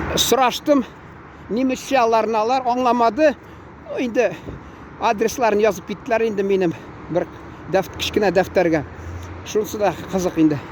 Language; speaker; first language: Tatar; early bilingual, heritage; Tatar